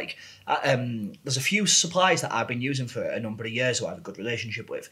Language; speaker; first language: English; native; English